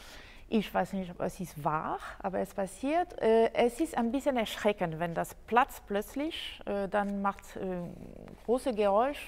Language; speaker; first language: German; non-native, fluent; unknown